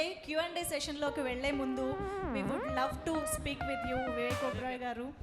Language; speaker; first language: Telugu; native; Telugu